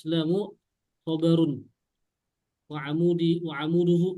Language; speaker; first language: Arabic; non-native, fluent; Indonesian